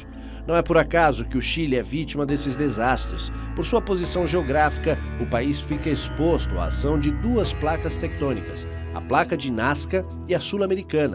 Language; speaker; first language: Portuguese; native; Portuguese